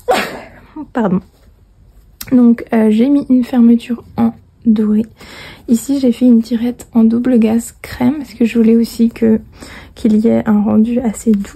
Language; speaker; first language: French; native; French